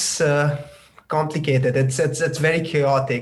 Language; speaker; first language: English; non-native, local second language; Nepali